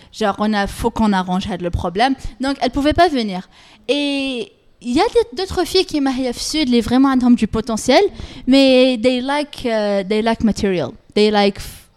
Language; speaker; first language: French; non-native, local second language; Arabic